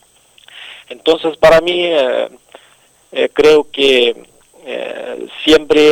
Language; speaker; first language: Spanish; non-native, local second language; Arabic